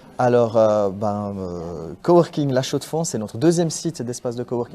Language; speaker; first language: French; native; French